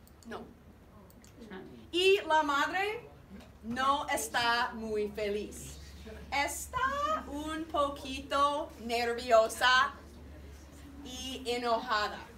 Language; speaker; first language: Spanish; non-native, fluent; English